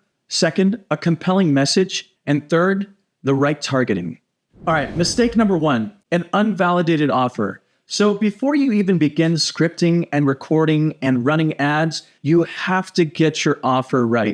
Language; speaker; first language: English; native; English